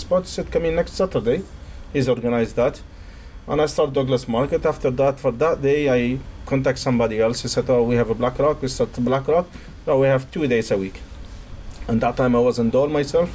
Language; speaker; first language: English; non-native, fluent; Arabic